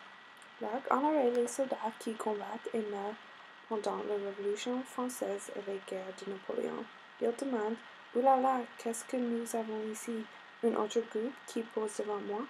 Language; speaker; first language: French; non-native, learner; English